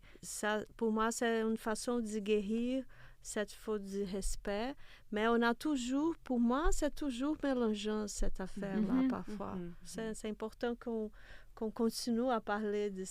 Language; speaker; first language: French; non-native, fluent; Portuguese